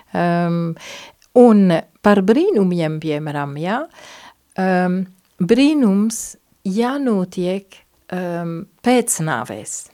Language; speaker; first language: Latvian; non-native, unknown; Italian